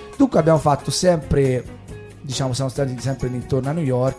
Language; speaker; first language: Italian; native; Italian